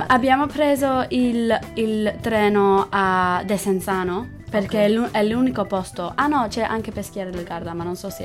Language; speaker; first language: Italian; non-native, learner; English